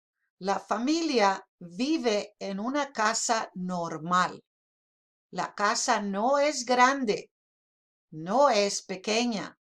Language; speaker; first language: Spanish; non-native, fluent; English